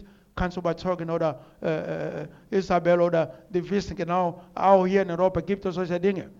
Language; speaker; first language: German; non-native, learner; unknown